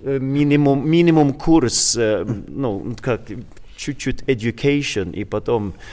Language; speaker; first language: Russian; non-native, learner; Swedish